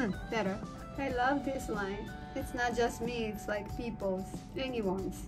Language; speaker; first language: English; non-native, learner; Japanese